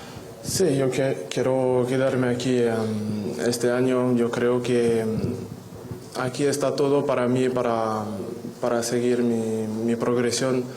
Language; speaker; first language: Spanish; non-native, fluent; French